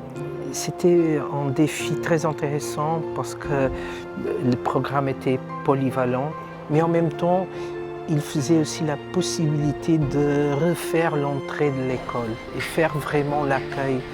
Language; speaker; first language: French; non-native, fluent; Portuguese